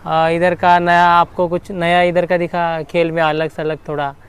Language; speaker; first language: Hindi; non-native, local second language; Marathi